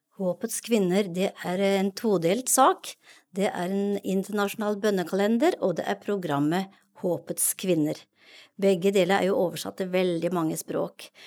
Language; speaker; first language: Norwegian; native; Norwegian